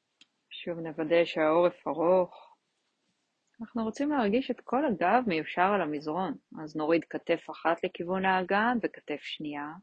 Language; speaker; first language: Hebrew; native; Hebrew